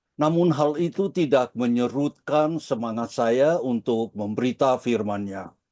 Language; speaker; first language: Indonesian; early bilingual, heritage; Dutch